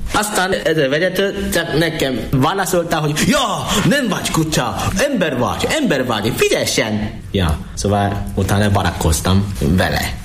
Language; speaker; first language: Hungarian; non-native, learner; Korean